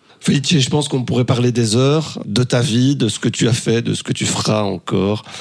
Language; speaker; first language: French; native; French